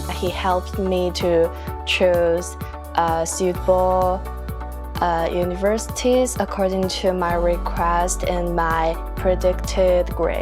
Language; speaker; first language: English; non-native, fluent; Chinese